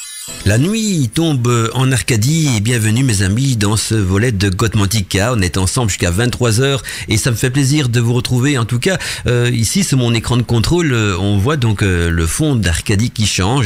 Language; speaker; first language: French; native; French